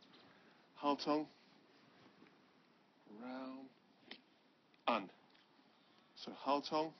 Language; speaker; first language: German; non-native, learner; English